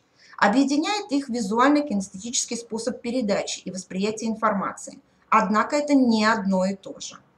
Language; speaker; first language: Russian; native; Russian